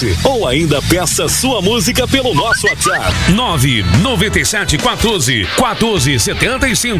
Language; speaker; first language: Portuguese; native; Portuguese